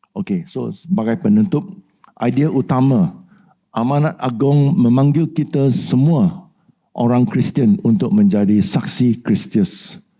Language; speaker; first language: Malay; non-native, local second language; Chinese